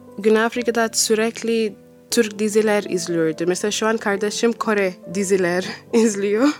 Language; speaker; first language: Turkish; non-native, learner; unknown